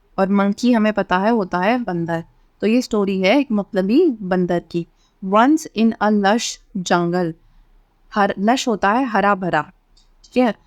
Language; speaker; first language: Hindi; native; Hindi